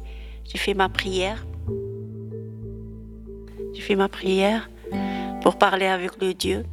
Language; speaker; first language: French; non-native, learner; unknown